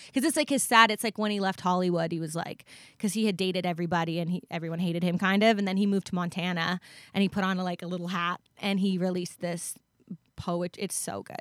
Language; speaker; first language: English; native; English